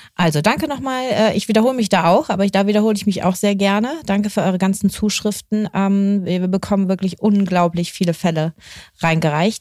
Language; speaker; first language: German; native; German